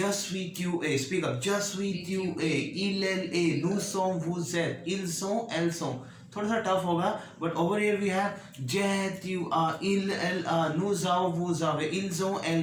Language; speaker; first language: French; non-native, learner; Hindi